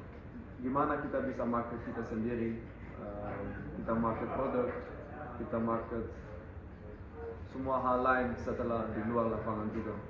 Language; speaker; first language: Indonesian; non-native, fluent; Dutch